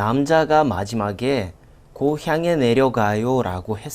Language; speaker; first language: Korean; non-native, fluent; Russian